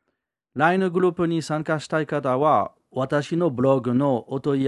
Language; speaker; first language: Japanese; non-native, learner; French